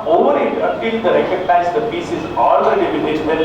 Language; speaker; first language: English; non-native, local second language; Gujarati